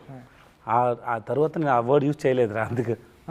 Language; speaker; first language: Telugu; non-native, learner; Tamil